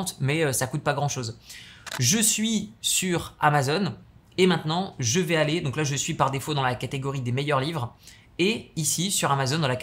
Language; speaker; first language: French; native; French